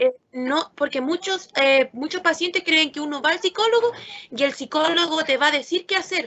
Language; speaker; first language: Spanish; native; Spanish